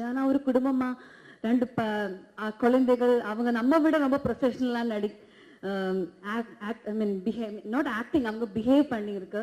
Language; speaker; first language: Tamil; non-native, fluent; Malayalam